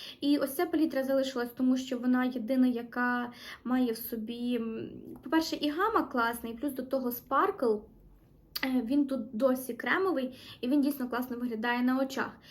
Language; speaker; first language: Ukrainian; non-native, local second language; Russian